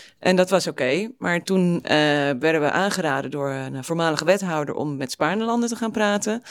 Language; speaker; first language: Dutch; non-native, fluent; English